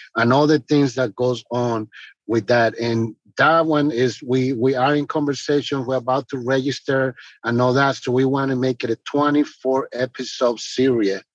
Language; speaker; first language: English; non-native, fluent; Spanish